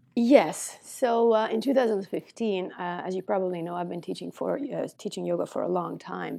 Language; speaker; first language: English; non-native, fluent; Romanian